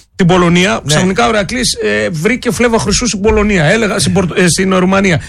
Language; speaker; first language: Greek; native; Greek